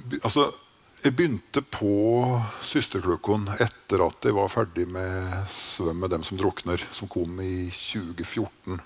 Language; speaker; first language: Norwegian; native; Norwegian